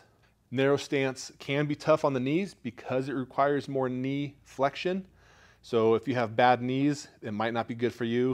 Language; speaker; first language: English; native; English